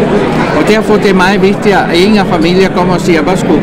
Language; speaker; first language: Danish; non-native, fluent; Spanish